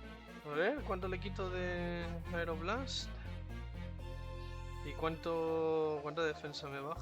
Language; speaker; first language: Spanish; native; Spanish